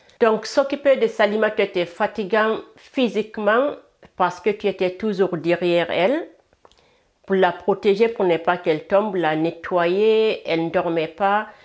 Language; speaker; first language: French; non-native, local second language; Fula